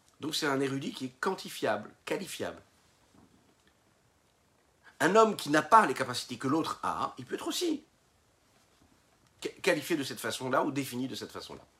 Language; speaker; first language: French; native; French